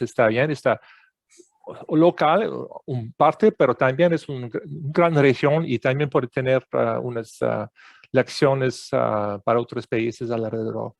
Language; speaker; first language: Spanish; non-native, fluent; English